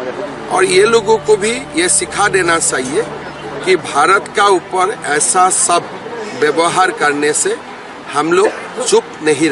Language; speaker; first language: Hindi; non-native, local second language; Bangla